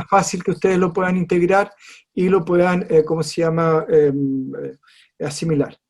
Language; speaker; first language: Spanish; native; Spanish